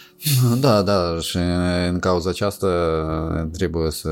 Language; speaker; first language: Romanian; non-native, local second language; Russian